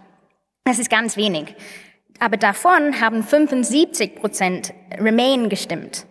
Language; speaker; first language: German; non-native, fluent; English